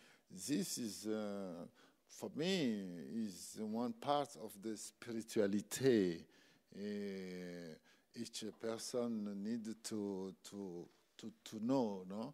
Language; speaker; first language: English; non-native, learner; French